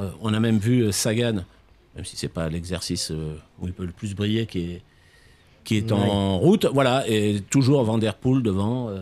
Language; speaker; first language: French; native; French